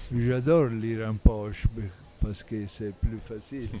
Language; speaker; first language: French; non-native, learner; Italian